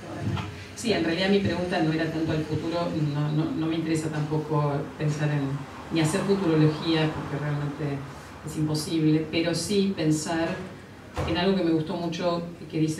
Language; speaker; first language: Spanish; native; Spanish